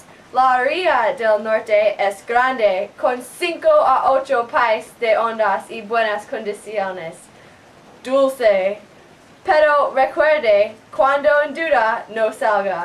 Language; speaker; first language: Spanish; non-native, learner; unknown